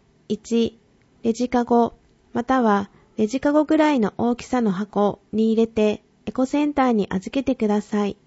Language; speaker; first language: Japanese; native; Japanese